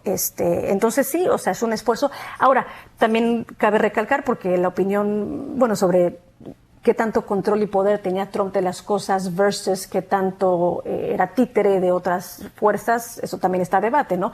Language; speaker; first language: Spanish; native; Spanish